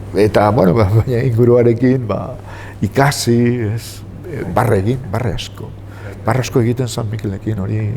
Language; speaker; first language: Basque; native; Basque